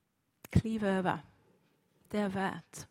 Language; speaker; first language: Swedish; non-native, fluent; English